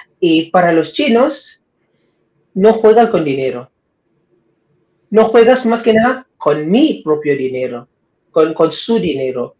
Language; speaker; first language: Spanish; non-native, fluent; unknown